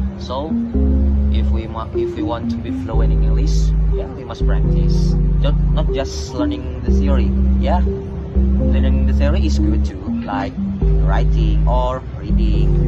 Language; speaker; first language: English; non-native, fluent; Indonesian